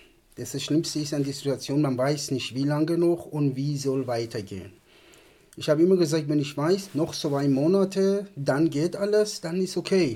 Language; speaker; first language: German; non-native, fluent; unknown